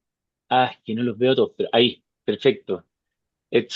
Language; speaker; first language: Spanish; native; Spanish